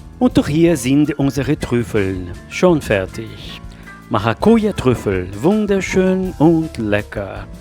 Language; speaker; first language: German; non-native, fluent; Portuguese